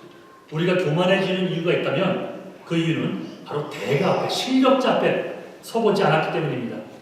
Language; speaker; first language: Korean; native; Korean